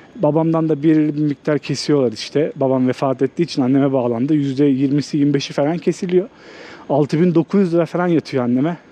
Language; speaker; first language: Turkish; native; Turkish